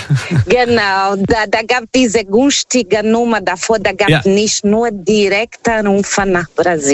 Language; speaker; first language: German; non-native, fluent; Portuguese